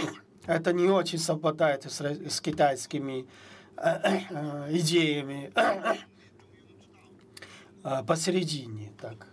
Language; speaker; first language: Russian; non-native, fluent; Chinese